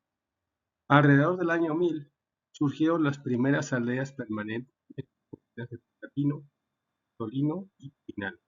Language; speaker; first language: Spanish; native; Spanish